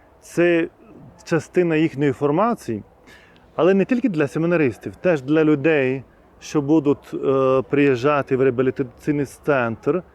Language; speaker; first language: Ukrainian; non-native, fluent; Lithuanian